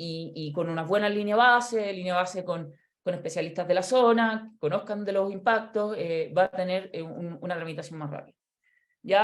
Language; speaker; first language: Spanish; native; Spanish